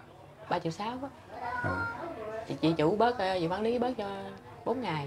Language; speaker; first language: Vietnamese; native; Vietnamese